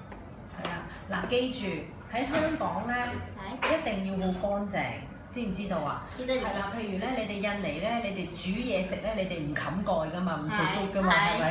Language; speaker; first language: Cantonese; native; Cantonese